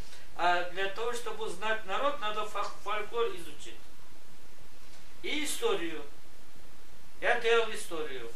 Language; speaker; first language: Russian; non-native, local second language; Gagauz